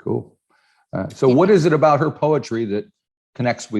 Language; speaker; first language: English; native; English